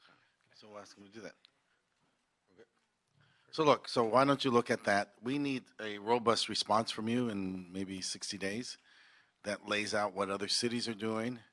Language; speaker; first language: English; native; English